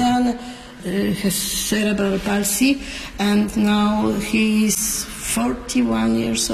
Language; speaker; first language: English; non-native, learner; Polish